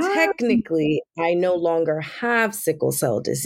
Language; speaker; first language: English; non-native, local second language; Yoruba